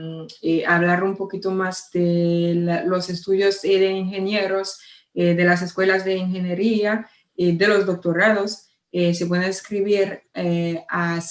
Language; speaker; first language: Spanish; non-native, fluent; French